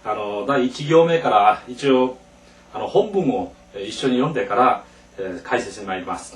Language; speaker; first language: Japanese; non-native, fluent; Korean